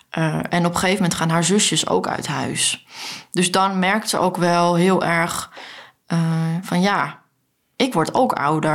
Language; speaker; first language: Dutch; native; Dutch